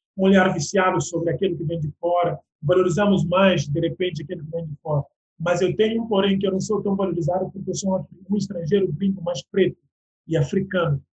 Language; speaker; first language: Portuguese; non-native, local second language; Upper Guinea Crioulo